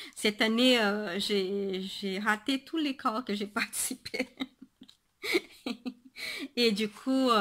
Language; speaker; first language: French; non-native, fluent; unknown